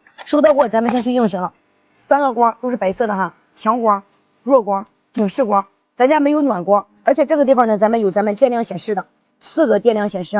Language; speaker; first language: Chinese; native; Chinese